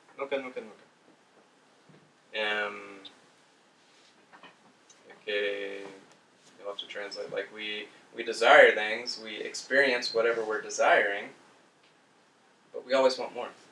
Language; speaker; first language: English; native; English